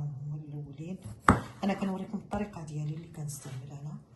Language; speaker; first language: Arabic; native; Arabic